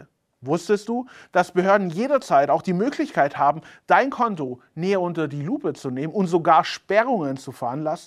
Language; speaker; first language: German; native; German